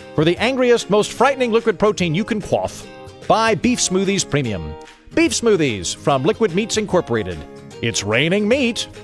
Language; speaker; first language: English; native; English